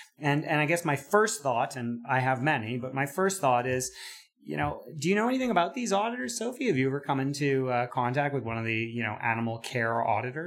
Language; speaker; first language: English; native; English